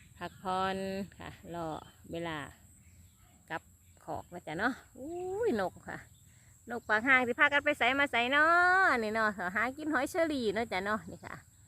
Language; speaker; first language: Thai; native; Thai